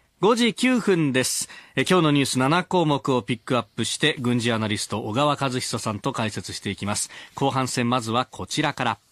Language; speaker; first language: Japanese; native; Japanese